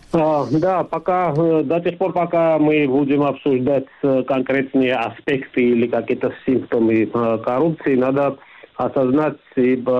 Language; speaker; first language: Russian; non-native, local second language; Georgian